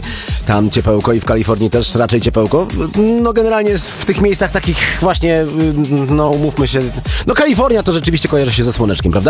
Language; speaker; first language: Polish; native; Polish